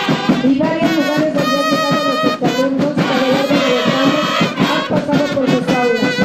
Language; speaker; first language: Spanish; native; Spanish